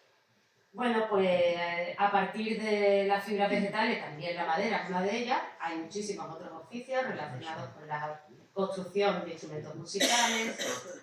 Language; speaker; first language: Spanish; native; Spanish